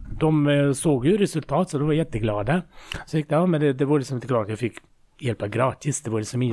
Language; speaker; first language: Swedish; non-native, fluent; Russian